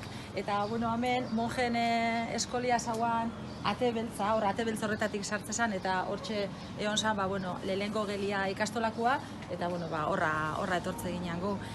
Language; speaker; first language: Basque; native; Basque